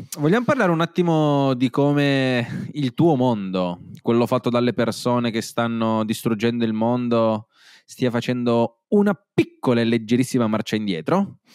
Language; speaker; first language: Italian; native; Italian